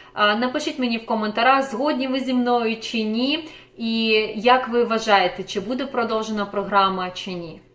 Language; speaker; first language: Ukrainian; non-native, local second language; Russian